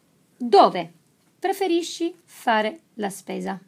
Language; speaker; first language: Italian; non-native, fluent; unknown